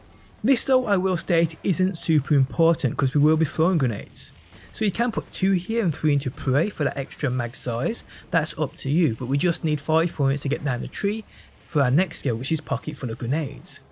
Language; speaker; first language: English; native; English